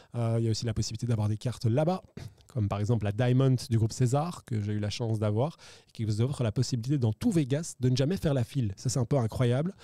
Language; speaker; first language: French; native; French